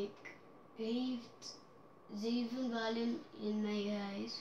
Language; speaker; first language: Dutch; non-native, learner; Papiamento